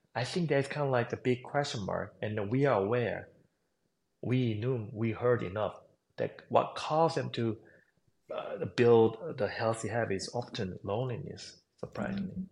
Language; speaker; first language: English; non-native, fluent; Korean